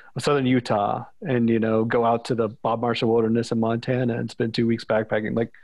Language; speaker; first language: English; native; English